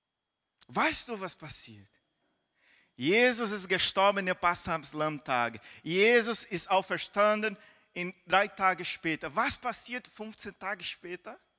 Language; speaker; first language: German; non-native, fluent; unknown